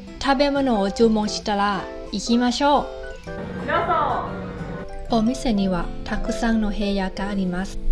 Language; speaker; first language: Japanese; non-native, fluent; Thai